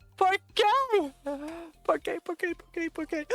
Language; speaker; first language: Spanish; non-native, learner; English